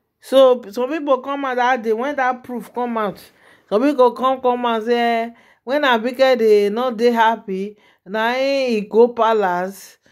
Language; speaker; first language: Nigerian Pidgin; non-native, local second language; Yoruba